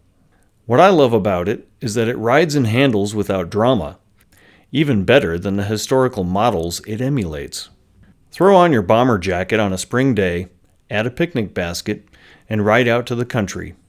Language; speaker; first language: English; native; English